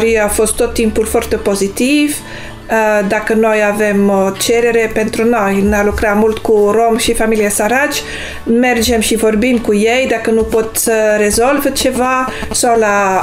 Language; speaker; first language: Romanian; non-native, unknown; Dutch